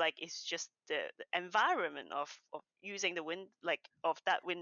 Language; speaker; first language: English; non-native, local second language; Cantonese